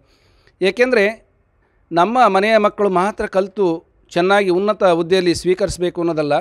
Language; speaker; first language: Kannada; native; Kannada